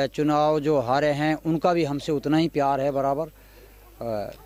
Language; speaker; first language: Hindi; native; Hindi